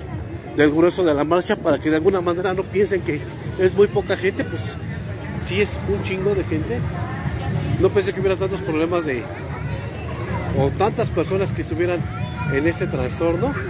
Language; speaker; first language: Spanish; native; Spanish